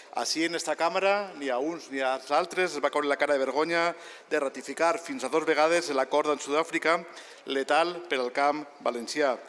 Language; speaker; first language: Catalan; native; Catalan